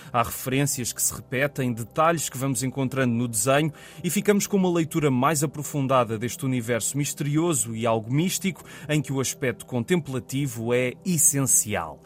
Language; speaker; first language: Portuguese; native; Portuguese